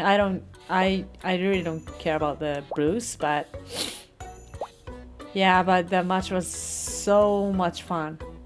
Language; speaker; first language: English; non-native, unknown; Japanese